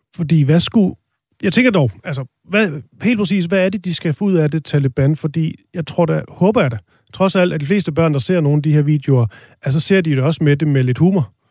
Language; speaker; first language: Danish; native; Danish